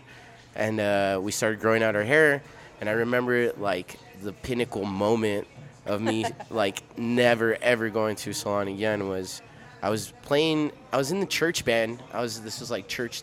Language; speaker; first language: English; early bilingual, other home language; Spanish